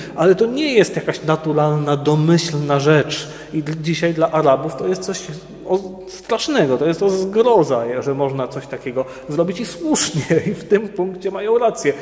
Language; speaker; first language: Polish; native; Polish